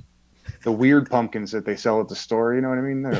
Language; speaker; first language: English; native; English